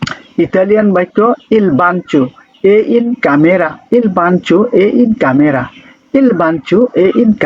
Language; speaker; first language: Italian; non-native, learner; Bangla